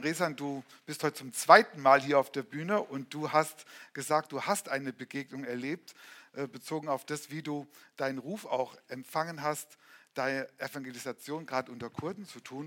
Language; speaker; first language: German; native; German